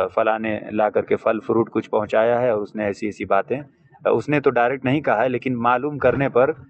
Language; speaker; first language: Hindi; native; Hindi